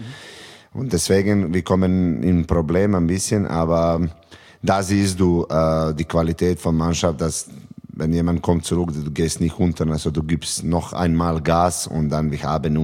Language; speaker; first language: German; non-native, fluent; Serbian